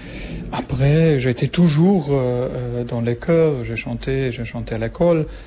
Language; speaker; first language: French; non-native, learner; German